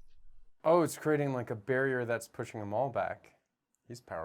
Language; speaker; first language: English; native; English